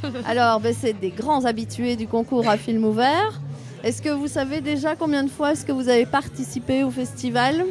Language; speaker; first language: French; native; French